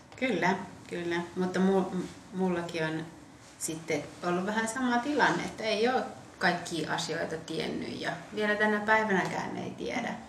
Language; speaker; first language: Finnish; early bilingual, other home language; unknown